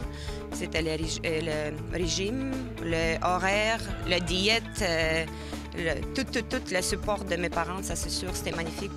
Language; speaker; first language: French; non-native, fluent; Russian